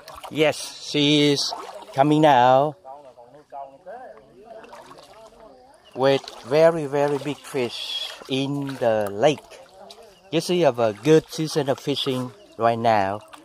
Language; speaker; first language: English; non-native, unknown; Vietnamese